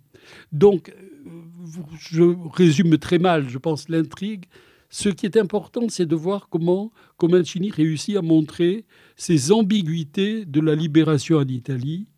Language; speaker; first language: French; native; French